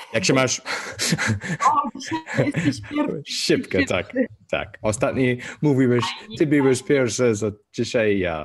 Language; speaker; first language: Polish; non-native, learner; English